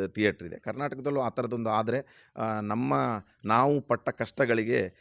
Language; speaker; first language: Kannada; non-native, local second language; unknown